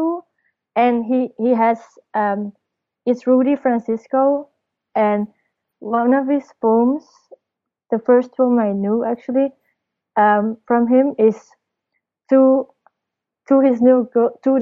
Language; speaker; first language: English; non-native, fluent; Dutch